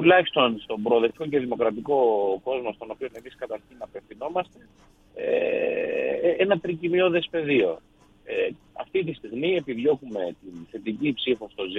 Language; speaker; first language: Greek; native; Greek